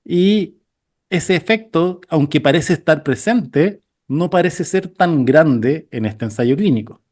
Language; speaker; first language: Spanish; native; Spanish